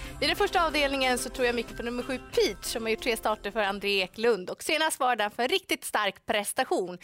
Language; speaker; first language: Swedish; native; Swedish